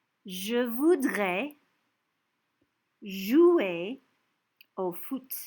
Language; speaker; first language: French; non-native, fluent; English